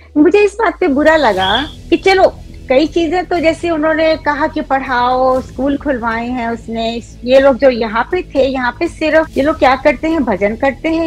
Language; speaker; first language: Hindi; native; Hindi